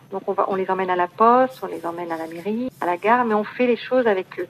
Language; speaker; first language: French; native; French